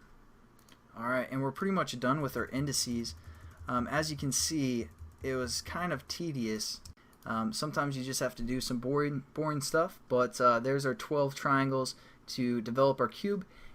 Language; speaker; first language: English; native; English